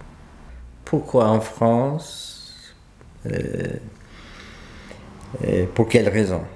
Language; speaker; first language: French; non-native, fluent; Albanian